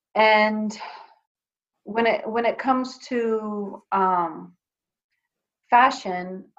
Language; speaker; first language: English; early bilingual, other home language; Greek